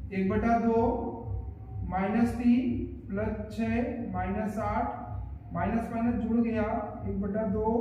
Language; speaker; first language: Hindi; native; Hindi